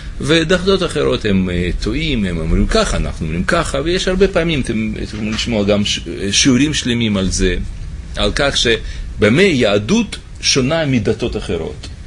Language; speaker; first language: Hebrew; native; Hebrew